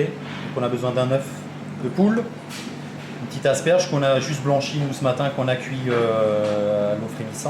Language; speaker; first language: French; native; French